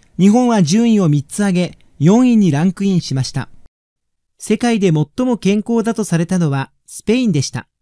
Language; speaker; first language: Japanese; native; Japanese